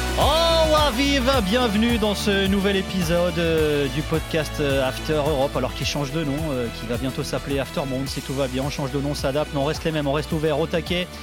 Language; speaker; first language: French; native; French